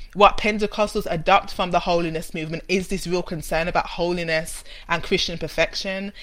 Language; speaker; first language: English; native; English